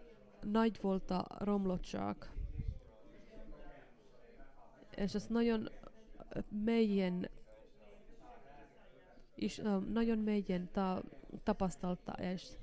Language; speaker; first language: Hungarian; non-native, fluent; Finnish